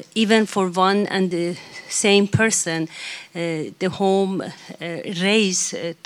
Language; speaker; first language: English; non-native, fluent; Persian